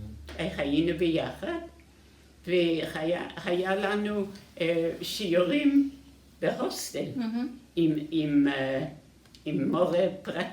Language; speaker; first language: Hebrew; non-native, fluent; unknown